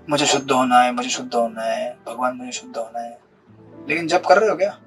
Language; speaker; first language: Hindi; non-native, local second language; Marathi